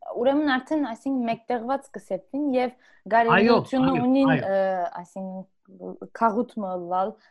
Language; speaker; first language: Armenian; early bilingual, heritage; Armenian